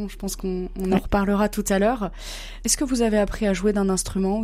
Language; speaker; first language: French; native; French